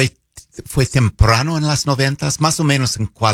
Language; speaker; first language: Spanish; non-native, fluent; English